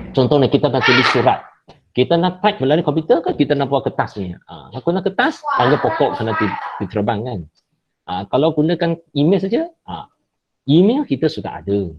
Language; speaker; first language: Malay; non-native, local second language; Chinese